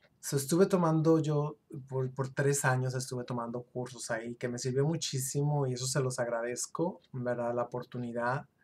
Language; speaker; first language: Spanish; early bilingual, other home language; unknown